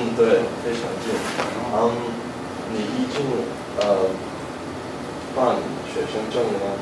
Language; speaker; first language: Chinese; non-native, learner; English